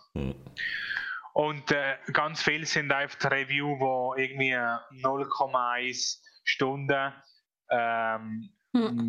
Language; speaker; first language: German; non-native, fluent; Italian